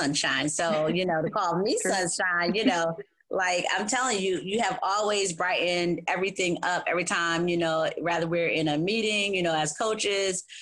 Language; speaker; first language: English; native; English